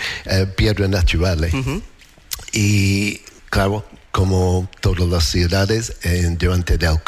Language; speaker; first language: Spanish; non-native, learner; English